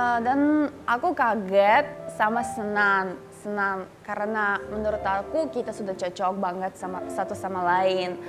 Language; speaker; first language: Indonesian; non-native, learner; Russian